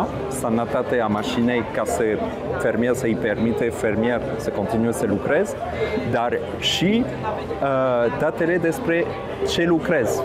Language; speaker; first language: Romanian; non-native, fluent; French